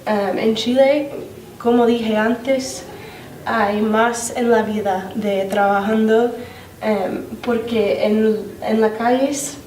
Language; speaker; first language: Spanish; non-native, learner; English